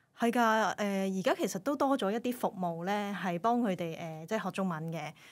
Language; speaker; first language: Cantonese; native; Cantonese